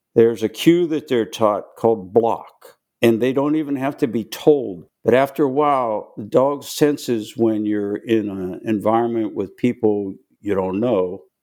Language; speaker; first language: English; native; English